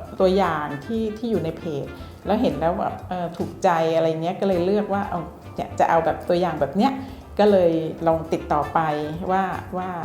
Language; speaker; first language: Thai; native; Thai